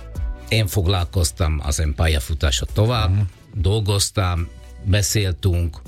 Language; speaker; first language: Hungarian; non-native, learner; Italian